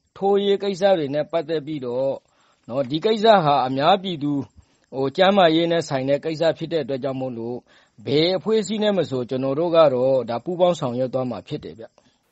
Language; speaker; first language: Burmese; native; Burmese